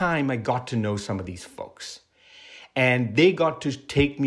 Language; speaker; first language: English; non-native, local second language; Tamil